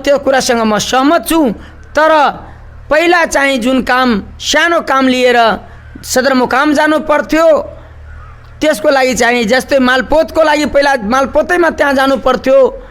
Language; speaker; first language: Nepali; non-native, local second language; Maithili